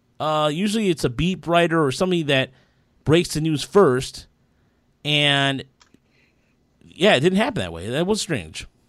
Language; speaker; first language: English; early bilingual, other home language; Spanish